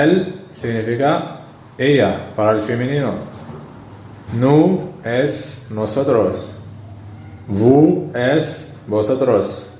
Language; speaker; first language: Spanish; non-native, fluent; Arabic